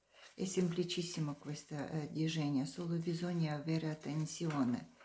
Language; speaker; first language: Italian; non-native, learner; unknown